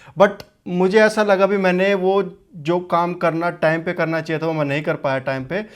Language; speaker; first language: Hindi; native; Hindi